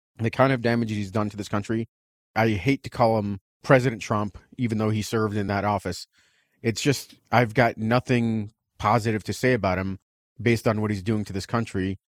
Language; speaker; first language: English; early bilingual, other home language; Russian